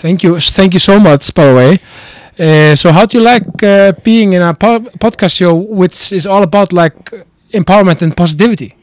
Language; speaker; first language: English; non-native, fluent; Icelandic